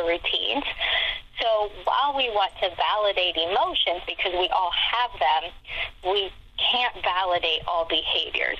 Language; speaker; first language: English; non-native, fluent; Spanish